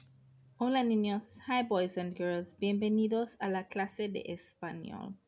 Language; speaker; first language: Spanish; non-native, fluent; English